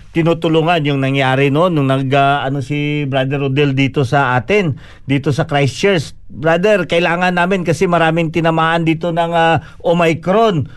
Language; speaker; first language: Filipino; non-native, local second language; Cebuano